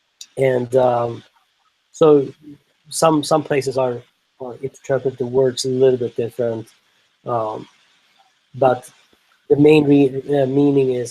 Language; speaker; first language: English; non-native, fluent; Swedish